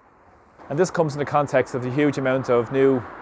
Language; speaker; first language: English; native; English